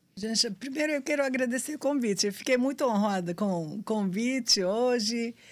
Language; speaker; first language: Portuguese; non-native, fluent; Arabic